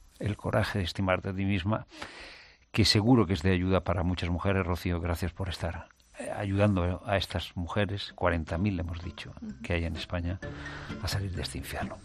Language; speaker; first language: Spanish; native; Spanish